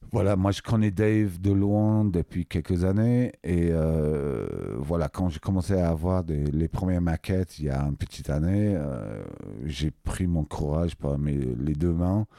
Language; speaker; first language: French; non-native, fluent; English